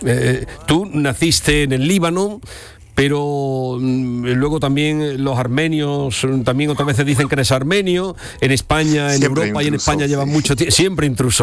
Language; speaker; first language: Spanish; native; Spanish